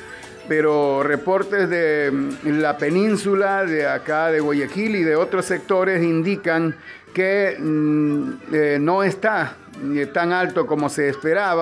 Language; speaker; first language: Spanish; native; Spanish